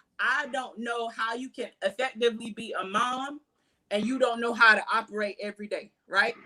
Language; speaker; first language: English; native; English